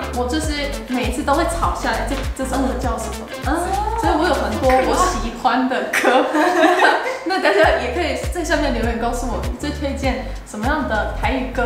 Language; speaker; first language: Chinese; non-native, fluent; English